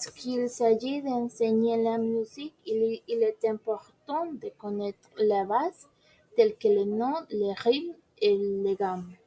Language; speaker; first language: French; non-native, learner; Spanish